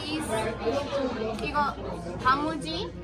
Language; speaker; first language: Korean; non-native, learner; English